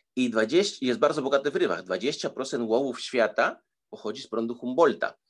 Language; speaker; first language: Polish; early bilingual, heritage; Spanish